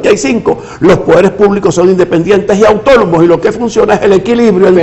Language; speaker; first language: Spanish; native; Spanish